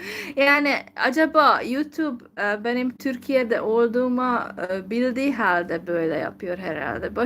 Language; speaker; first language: Turkish; non-native, fluent; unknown